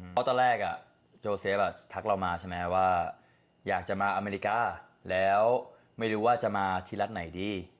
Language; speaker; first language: Thai; native; Thai